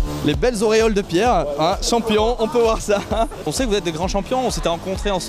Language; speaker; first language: French; native; French